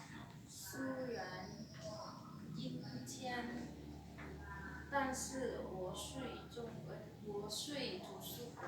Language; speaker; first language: Chinese; non-native, learner; Lao